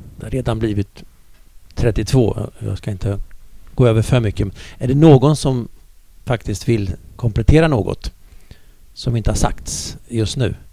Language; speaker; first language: Swedish; native; Swedish